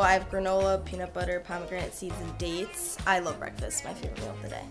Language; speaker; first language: English; native; English